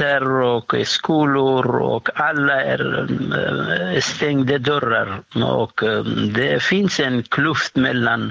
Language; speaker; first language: Swedish; non-native, fluent; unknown